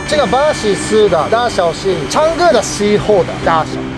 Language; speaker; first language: Chinese; non-native, fluent; Japanese